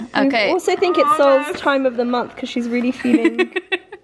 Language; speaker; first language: English; native; English